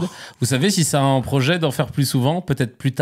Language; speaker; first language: French; native; French